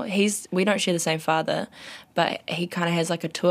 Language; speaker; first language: English; native; English